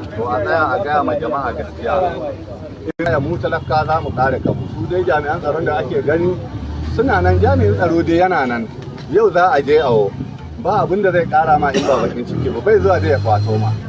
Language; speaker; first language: Hausa; non-native, local second language; Fula